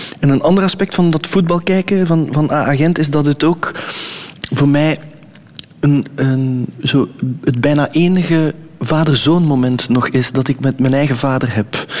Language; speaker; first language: Dutch; native; Dutch